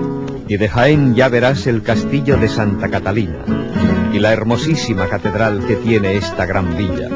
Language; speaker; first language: Spanish; native; Spanish